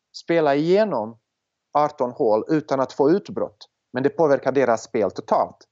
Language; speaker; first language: Swedish; non-native, fluent; Serbian